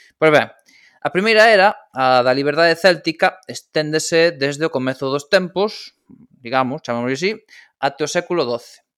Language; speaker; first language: Galician; non-native, local second language; Spanish